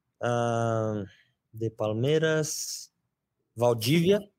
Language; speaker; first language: Spanish; non-native, learner; Portuguese